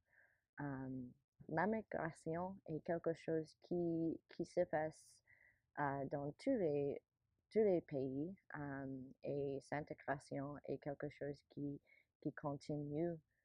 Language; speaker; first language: French; non-native, learner; English